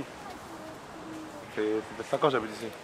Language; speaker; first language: French; native; French